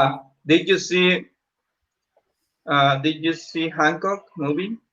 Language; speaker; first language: English; non-native, learner; Spanish